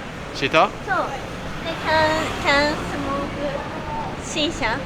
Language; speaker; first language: English; non-native, learner; Japanese